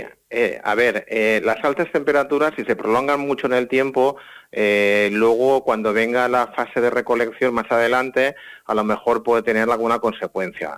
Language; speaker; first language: Spanish; native; Spanish